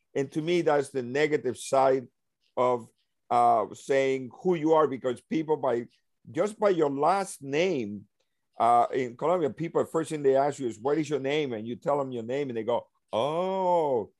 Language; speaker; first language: English; early bilingual, other home language; Spanish